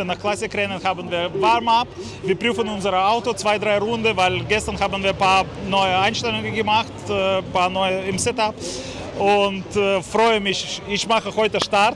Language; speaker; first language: German; non-native, learner; Russian